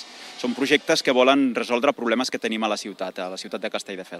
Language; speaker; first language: Catalan; native; Catalan